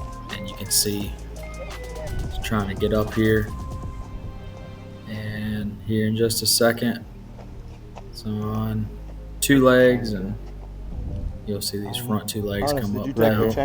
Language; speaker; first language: English; native; English